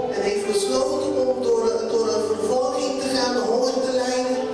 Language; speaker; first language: Dutch; non-native, local second language; Papiamento